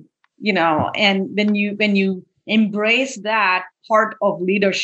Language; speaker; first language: English; non-native, local second language; Tamil